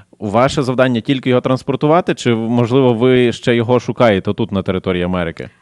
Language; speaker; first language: Ukrainian; native; Ukrainian